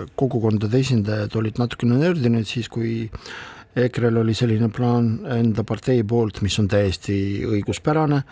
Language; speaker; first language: Estonian; non-native, local second language; Russian